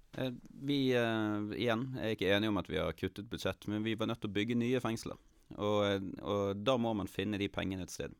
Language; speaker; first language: Norwegian; native; Norwegian